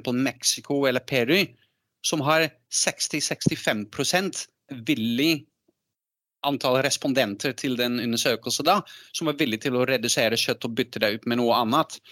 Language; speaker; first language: Norwegian; non-native, fluent; Dutch